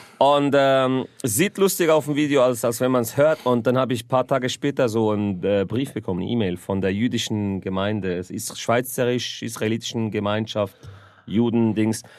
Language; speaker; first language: German; native; German